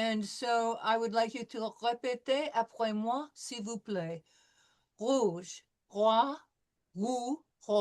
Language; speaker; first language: French; non-native, fluent; English